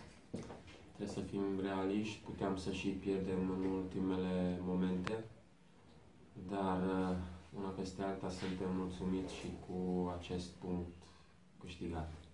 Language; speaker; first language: Romanian; native; Romanian